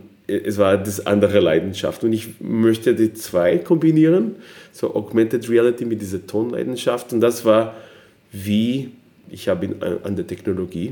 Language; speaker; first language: German; non-native, fluent; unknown